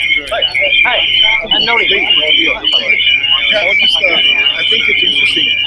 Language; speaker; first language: English; non-native, learner; Japanese